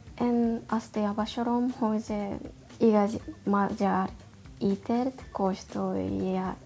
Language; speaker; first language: Hungarian; non-native, learner; Japanese